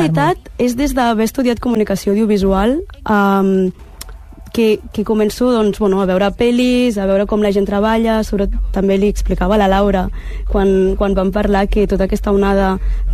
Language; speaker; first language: Catalan; early bilingual, other home language; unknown